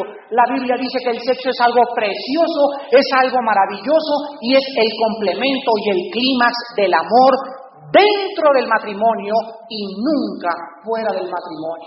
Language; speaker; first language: Spanish; native; Spanish